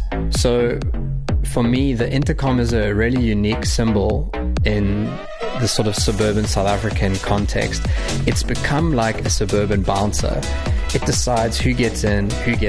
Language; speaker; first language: English; native; English